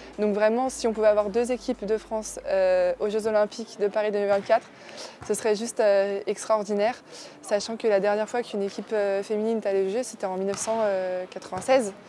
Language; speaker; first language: French; native; French